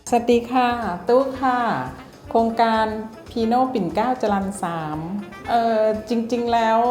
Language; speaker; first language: Thai; native; Thai